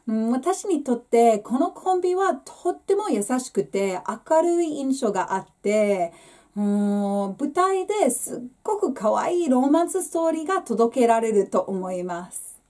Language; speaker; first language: Japanese; non-native, fluent; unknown